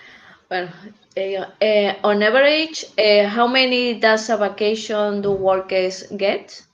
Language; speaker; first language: English; non-native, learner; Spanish